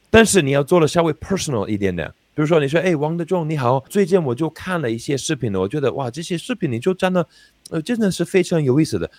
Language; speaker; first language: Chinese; non-native, fluent; English